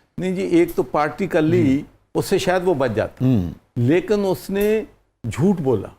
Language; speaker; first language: Urdu; non-native, local second language; Punjabi